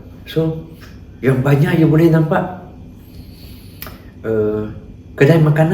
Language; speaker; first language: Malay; non-native, local second language; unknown